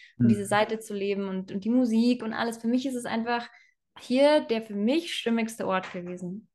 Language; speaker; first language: German; native; German